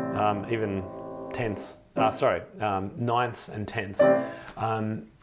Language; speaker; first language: English; native; English